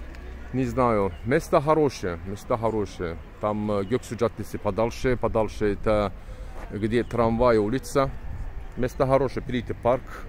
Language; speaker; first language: Russian; non-native, learner; Turkish